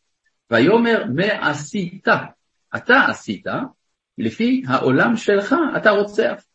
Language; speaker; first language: Hebrew; non-native, fluent; French